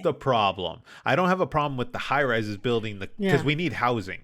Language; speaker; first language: English; native; English